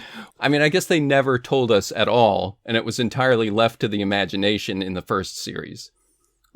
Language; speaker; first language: English; native; English